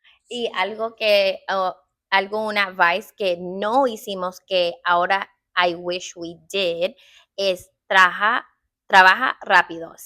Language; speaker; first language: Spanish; early bilingual, heritage; English